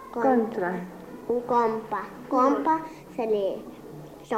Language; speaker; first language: French; early bilingual, heritage; Spanish